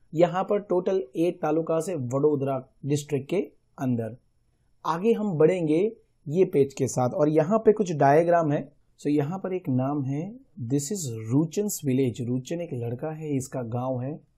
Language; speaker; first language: Hindi; non-native, local second language; Gujarati